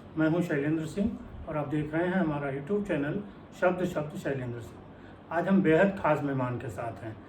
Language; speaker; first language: Hindi; native; Hindi